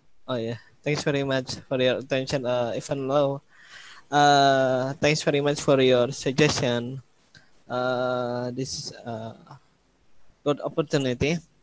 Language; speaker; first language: English; non-native, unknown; Indonesian